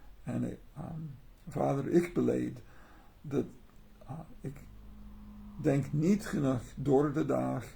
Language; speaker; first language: Dutch; non-native, learner; English